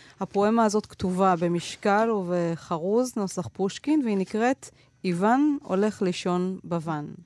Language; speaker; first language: Hebrew; native; Hebrew